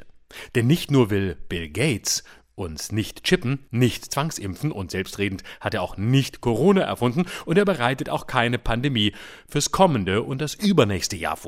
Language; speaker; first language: German; native; German